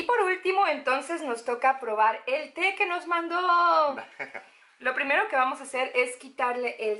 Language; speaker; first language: Spanish; native; Spanish